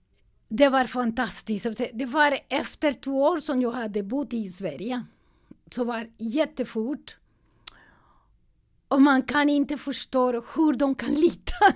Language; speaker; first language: Swedish; non-native, learner; Spanish